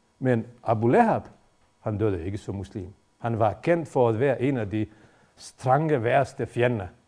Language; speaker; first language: Danish; non-native, fluent; Bosnian